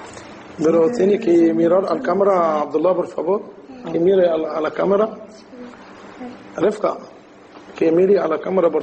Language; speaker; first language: Spanish; non-native, learner; Arabic